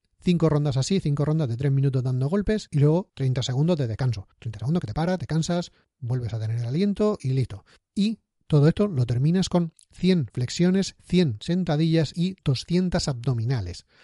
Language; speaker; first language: Spanish; native; Spanish